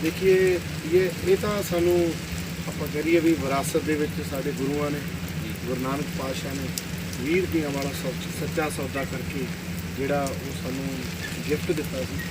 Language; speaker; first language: Hindi; non-native, local second language; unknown